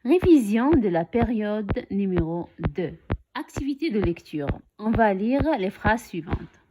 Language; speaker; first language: French; non-native, local second language; Arabic